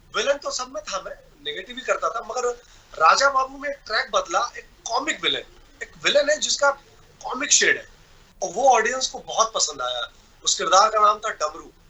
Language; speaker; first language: Hindi; non-native, local second language; Bhojpuri